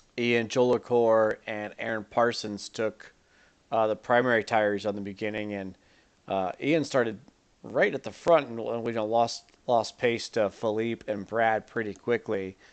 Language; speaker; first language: English; native; English